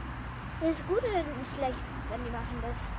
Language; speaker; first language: German; non-native, learner; English